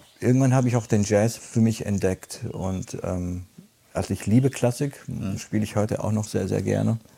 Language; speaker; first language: German; early bilingual, other home language; Italian